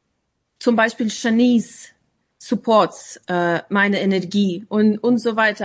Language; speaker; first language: German; non-native, learner; English